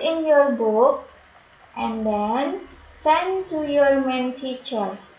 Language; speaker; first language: English; non-native, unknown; Indonesian